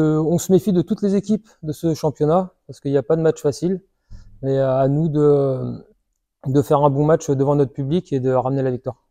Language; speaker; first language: French; native; French